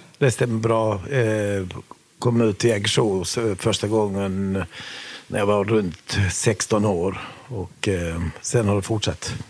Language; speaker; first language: Swedish; early bilingual, other home language; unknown